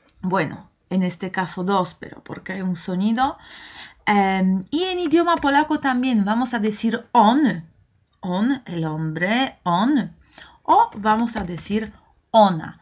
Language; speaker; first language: Spanish; non-native, fluent; Polish